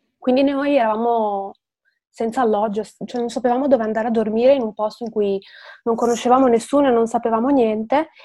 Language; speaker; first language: Italian; early bilingual, other home language; Arabic